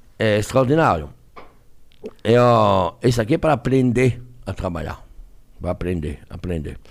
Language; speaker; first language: Portuguese; non-native, fluent; French